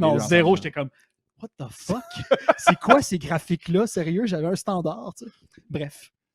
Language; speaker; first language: French; native; French